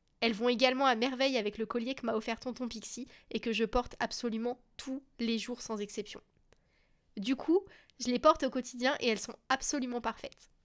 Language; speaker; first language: French; native; French